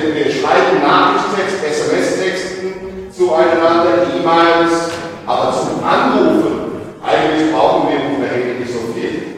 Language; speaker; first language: German; non-native, learner; English